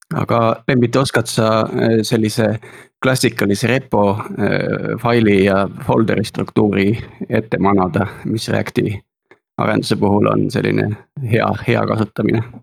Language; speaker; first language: Estonian; native; Estonian